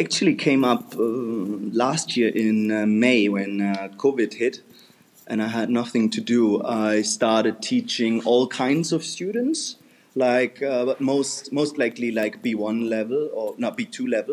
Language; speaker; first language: English; non-native, fluent; German